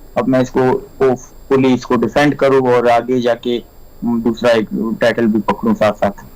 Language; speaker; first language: Urdu; non-native, local second language; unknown